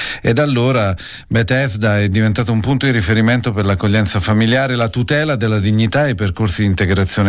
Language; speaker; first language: Italian; native; Italian